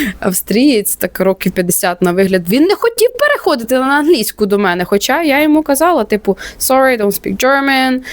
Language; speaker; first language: Ukrainian; non-native, local second language; Russian